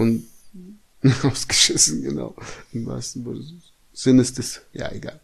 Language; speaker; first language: German; early bilingual, other home language; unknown